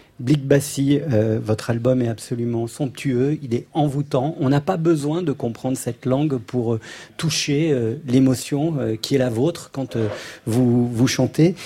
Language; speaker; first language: French; native; French